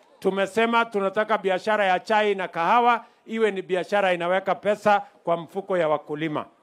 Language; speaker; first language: Swahili; non-native, local second language; Kalenjin